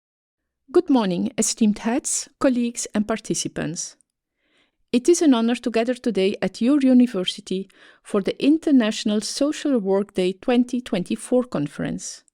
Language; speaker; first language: English; non-native, fluent; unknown